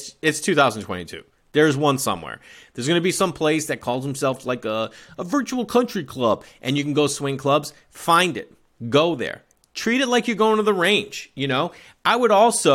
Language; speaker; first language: English; native; English